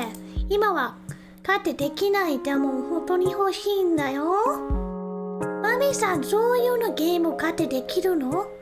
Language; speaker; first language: Japanese; non-native, learner; English